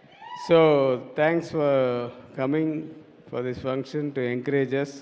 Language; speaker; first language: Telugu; non-native, learner; Tamil